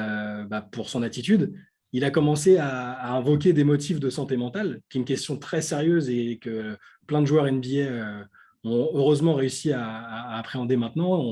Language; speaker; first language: French; native; French